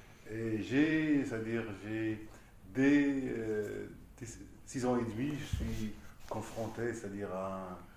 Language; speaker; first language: French; non-native, local second language; Arabic